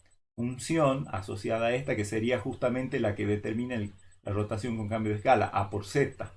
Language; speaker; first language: Spanish; native; Spanish